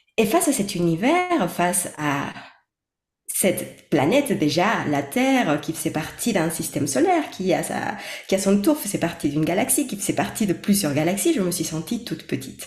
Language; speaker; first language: French; non-native, fluent; Spanish